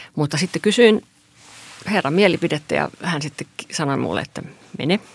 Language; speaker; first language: Finnish; non-native, local second language; Swedish